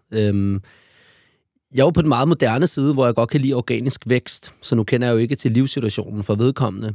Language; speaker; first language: Danish; native; Danish